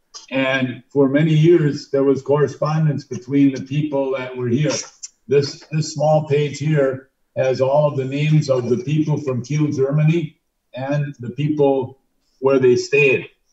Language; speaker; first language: English; native; English